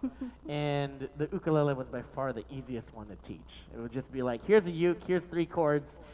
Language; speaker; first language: English; native; English